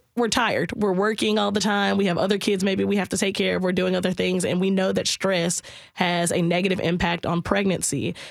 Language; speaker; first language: English; native; English